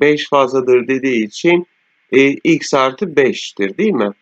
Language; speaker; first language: Turkish; native; Turkish